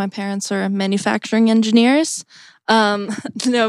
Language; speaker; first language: English; native; English